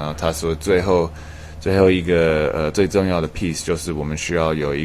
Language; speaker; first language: Chinese; early bilingual, heritage; English